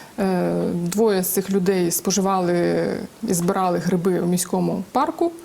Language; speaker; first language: Ukrainian; native; Ukrainian